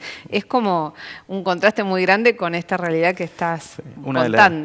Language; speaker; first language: Spanish; native; Spanish